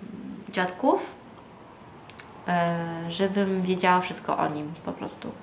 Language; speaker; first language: Polish; early bilingual, heritage; Polish